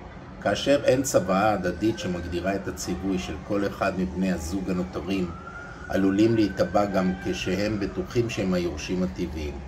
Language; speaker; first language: Hebrew; native; Hebrew